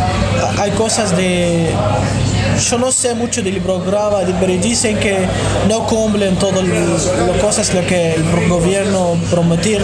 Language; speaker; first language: Spanish; non-native, learner; Arabic